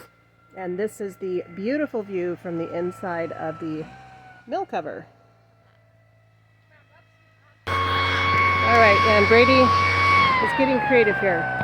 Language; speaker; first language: English; native; English